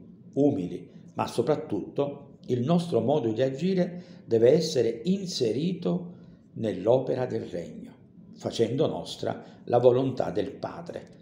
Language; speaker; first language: Italian; native; Italian